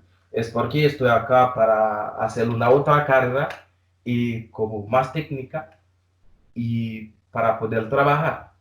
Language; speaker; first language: Spanish; non-native, learner; Haitian Creole